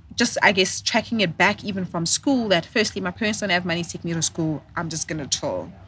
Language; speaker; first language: English; non-native, local second language; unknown